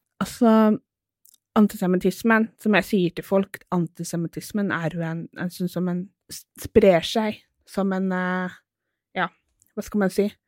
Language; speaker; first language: Norwegian; native; Norwegian